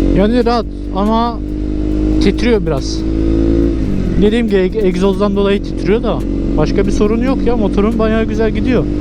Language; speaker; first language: Turkish; early bilingual, heritage; Turkish